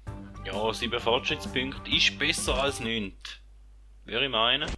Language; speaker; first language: German; native; German